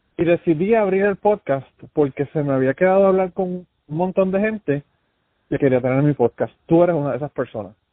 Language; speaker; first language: Spanish; native; Spanish